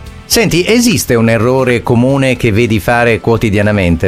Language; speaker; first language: Italian; native; Italian